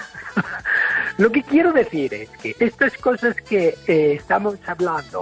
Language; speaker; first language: Spanish; non-native, fluent; English